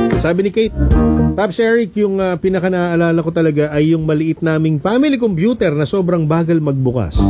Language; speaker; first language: Filipino; native; Filipino